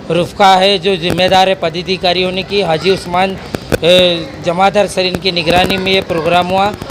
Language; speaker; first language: Hindi; non-native, local second language; Urdu